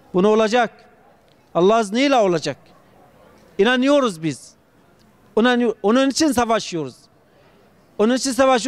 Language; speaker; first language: Turkish; non-native, fluent; Arabic